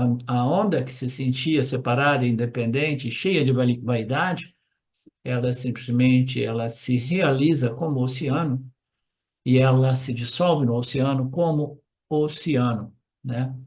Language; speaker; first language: Portuguese; native; Portuguese